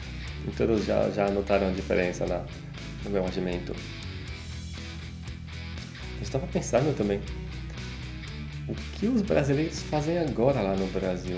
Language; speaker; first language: Portuguese; non-native, fluent; Polish